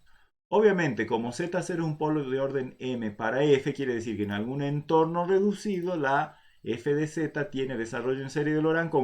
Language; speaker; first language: Spanish; native; Spanish